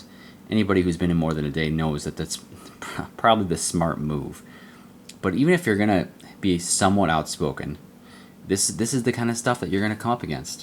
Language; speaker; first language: English; native; English